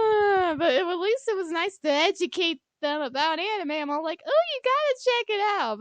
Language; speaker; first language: English; native; English